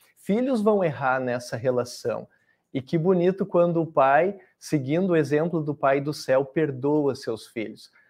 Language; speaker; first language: Portuguese; native; Portuguese